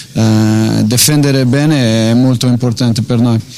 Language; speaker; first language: Italian; non-native, fluent; Portuguese